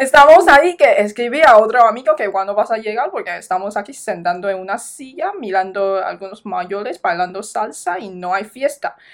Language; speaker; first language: Spanish; non-native, learner; Chinese